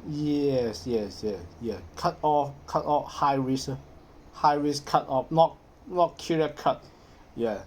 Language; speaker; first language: English; non-native, learner; Cantonese